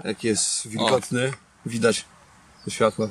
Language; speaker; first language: Polish; native; Polish